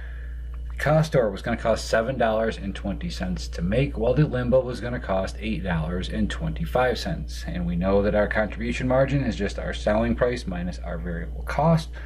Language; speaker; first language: English; native; English